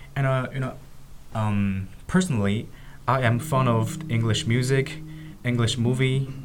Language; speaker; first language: English; non-native, fluent; Chinese